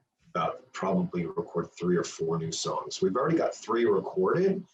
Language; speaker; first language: English; native; English